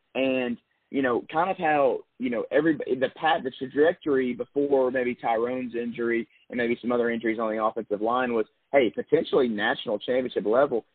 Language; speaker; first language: English; native; English